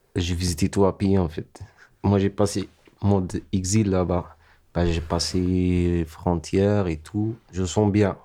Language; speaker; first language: French; non-native, learner; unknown